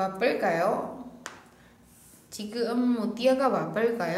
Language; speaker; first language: Korean; non-native, fluent; Indonesian